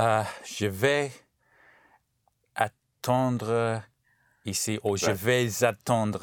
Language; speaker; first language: French; non-native, learner; English